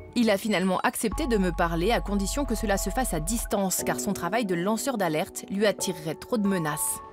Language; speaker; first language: French; native; French